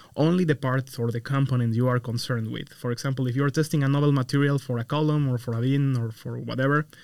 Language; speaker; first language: English; non-native, fluent; Spanish